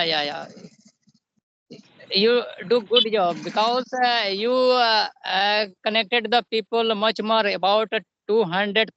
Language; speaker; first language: English; non-native, learner; Hindi